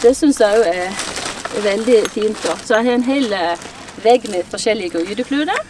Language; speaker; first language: Norwegian; native; Norwegian